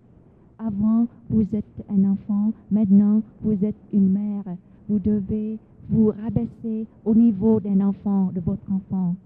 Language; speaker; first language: French; non-native, fluent; Vietnamese